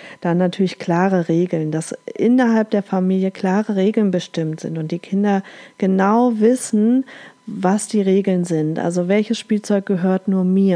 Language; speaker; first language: German; native; German